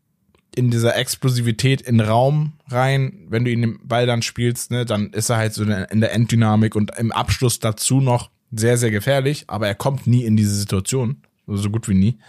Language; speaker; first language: German; native; German